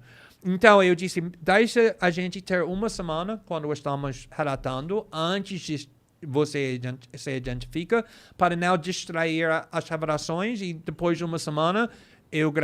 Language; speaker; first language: Portuguese; non-native, fluent; English